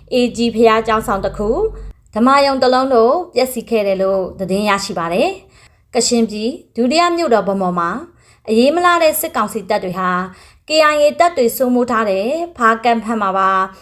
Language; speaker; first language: Burmese; native; Burmese